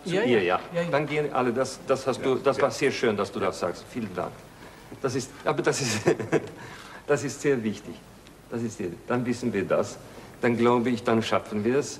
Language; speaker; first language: German; non-native, fluent; Swedish